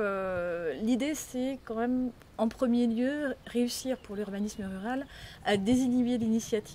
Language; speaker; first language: French; native; French